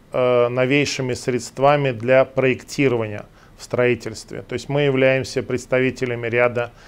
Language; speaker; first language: Russian; native; Russian